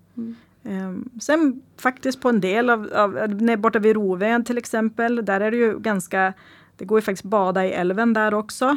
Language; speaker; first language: Swedish; native; Swedish